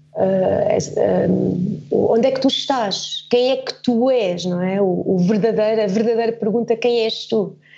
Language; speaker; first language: Portuguese; early bilingual, heritage; Portuguese